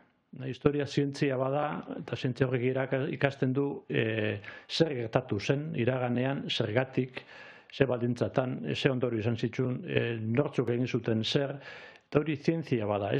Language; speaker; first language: Basque; native; Basque